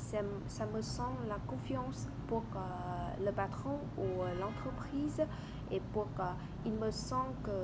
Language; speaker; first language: French; non-native, learner; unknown